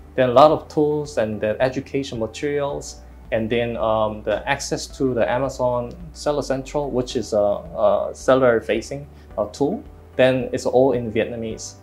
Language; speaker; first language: English; non-native, fluent; Korean